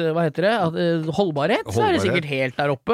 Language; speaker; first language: Norwegian; native; Norwegian